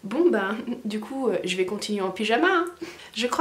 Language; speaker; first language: French; native; French